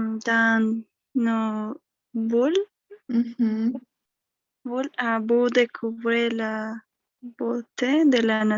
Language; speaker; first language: French; non-native, learner; Spanish